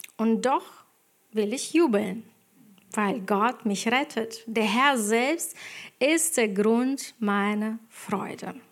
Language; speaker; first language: German; non-native, fluent; Ukrainian